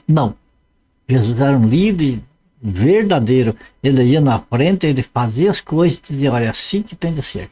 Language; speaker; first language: Portuguese; native; Portuguese